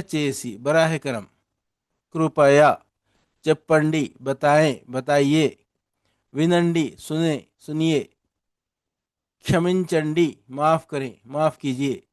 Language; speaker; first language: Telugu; non-native, local second language; Urdu